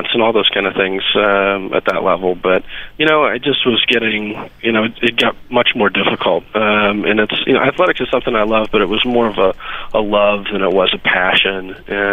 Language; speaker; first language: English; native; English